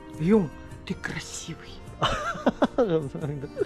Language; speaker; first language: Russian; non-native, learner; Korean